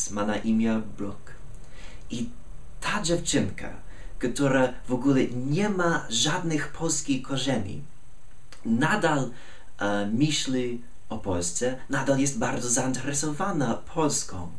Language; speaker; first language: Polish; non-native, fluent; English